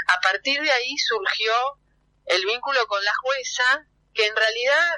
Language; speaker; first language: Spanish; native; Spanish